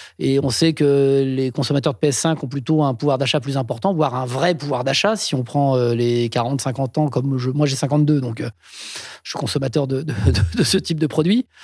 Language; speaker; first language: French; native; French